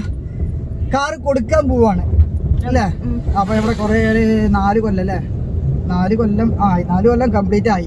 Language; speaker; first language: Malayalam; native; Malayalam